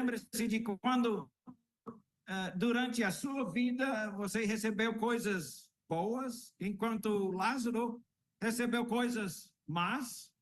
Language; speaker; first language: Portuguese; non-native, fluent; English